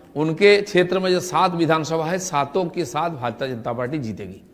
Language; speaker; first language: Hindi; non-native, local second language; Bangla